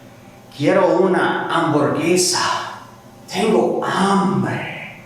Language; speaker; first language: Spanish; non-native, fluent; English